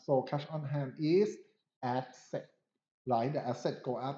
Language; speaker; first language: English; non-native, fluent; Thai